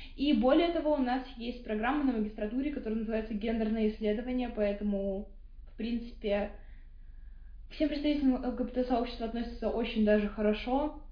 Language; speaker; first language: Russian; native; Russian